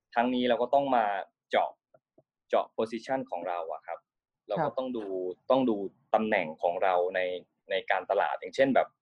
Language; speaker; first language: Thai; native; Thai